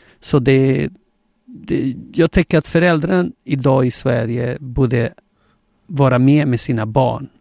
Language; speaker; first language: Swedish; non-native, fluent; Spanish